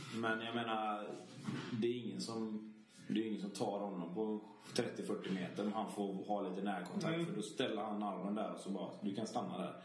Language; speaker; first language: Swedish; native; Swedish